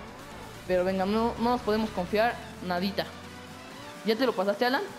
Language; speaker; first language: Spanish; native; Spanish